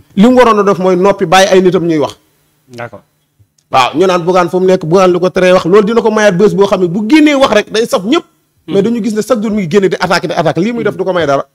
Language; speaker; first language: Wolof; native; Wolof